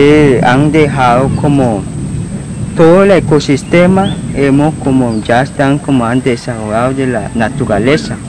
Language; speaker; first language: Spanish; non-native, local second language; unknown